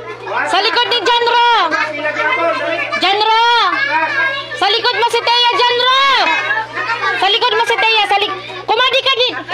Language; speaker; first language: Filipino; non-native, local second language; Bikol